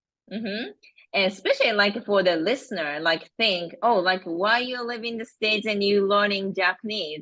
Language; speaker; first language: English; non-native, fluent; Japanese